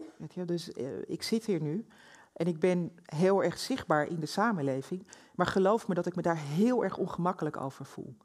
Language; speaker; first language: Dutch; native; Dutch